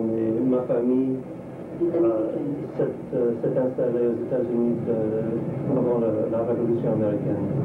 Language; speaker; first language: French; non-native, fluent; English